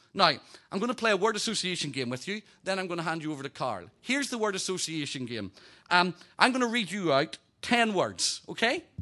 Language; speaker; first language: English; native; English